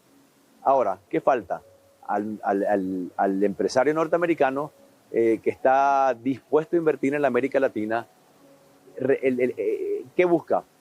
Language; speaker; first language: Spanish; native; Spanish